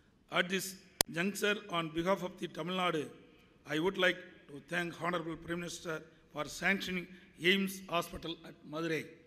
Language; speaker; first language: English; non-native, local second language; Tamil